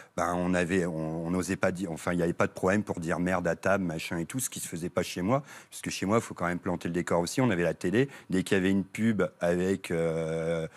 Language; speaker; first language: French; native; French